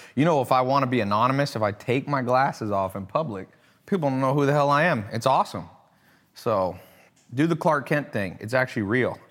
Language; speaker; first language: English; native; English